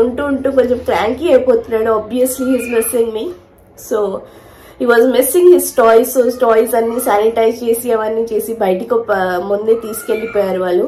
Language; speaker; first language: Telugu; native; Telugu